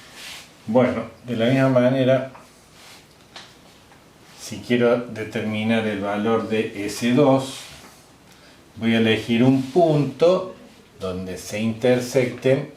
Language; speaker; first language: Spanish; native; Spanish